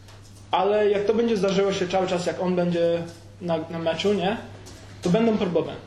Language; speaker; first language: Polish; early bilingual, heritage; Polish